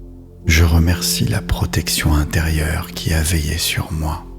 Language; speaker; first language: French; native; French